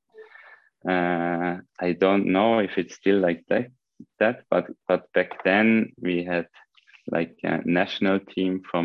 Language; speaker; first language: English; non-native, fluent; Swiss German